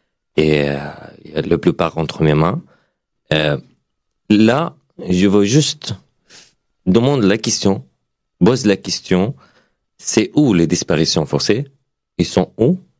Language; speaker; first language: French; non-native, fluent; Arabic